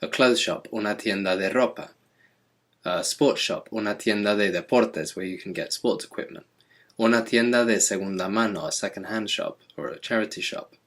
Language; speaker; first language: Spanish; non-native, fluent; English